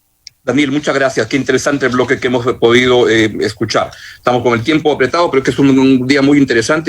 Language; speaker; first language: Spanish; native; Spanish